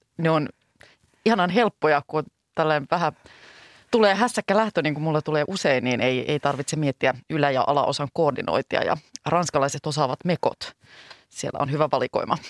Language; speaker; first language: Finnish; native; Finnish